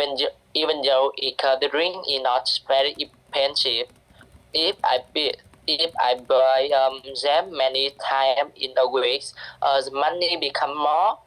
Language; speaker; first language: English; non-native, learner; Vietnamese